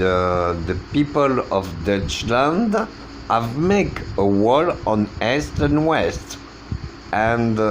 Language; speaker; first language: English; non-native, learner; French